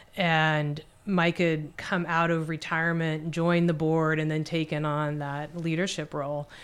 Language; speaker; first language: English; native; English